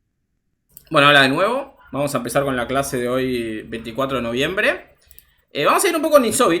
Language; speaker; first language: Spanish; native; Spanish